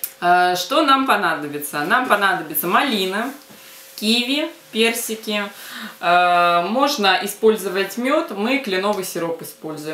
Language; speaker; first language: Russian; native; Russian